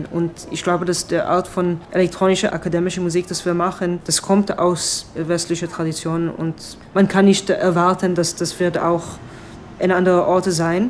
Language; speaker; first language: German; non-native, fluent; Hebrew